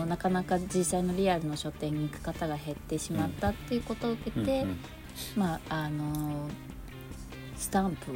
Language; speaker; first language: Japanese; native; Japanese